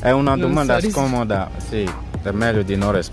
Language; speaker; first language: Italian; non-native, fluent; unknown